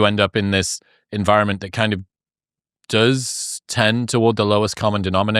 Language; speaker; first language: English; native; English